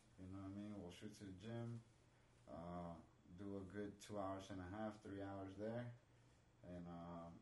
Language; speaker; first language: English; non-native, fluent; Spanish